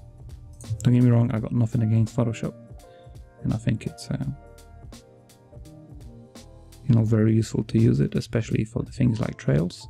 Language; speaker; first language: English; non-native, fluent; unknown